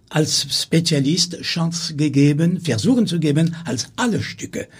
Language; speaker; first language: German; non-native, learner; French